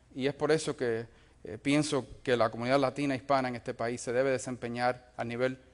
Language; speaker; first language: Spanish; early bilingual, other home language; English